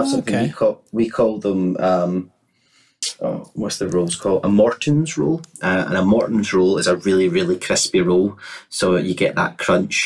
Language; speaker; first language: English; native; English